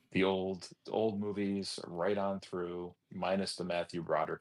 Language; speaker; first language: English; native; English